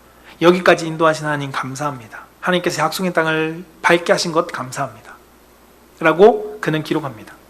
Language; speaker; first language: Korean; native; Korean